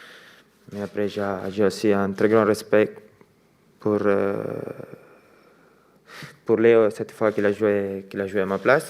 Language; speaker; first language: French; non-native, fluent; Italian